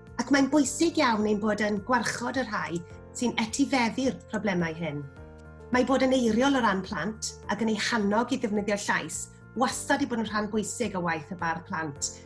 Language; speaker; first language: Welsh; native; Welsh